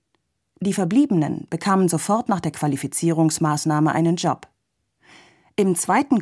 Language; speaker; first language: German; native; German